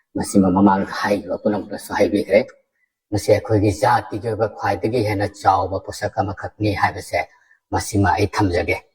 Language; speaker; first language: Manipuri; native; Manipuri